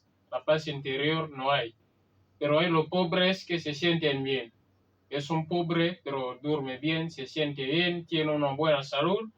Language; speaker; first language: Spanish; non-native, learner; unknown